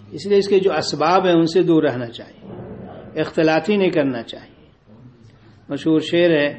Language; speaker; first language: Urdu; native; Urdu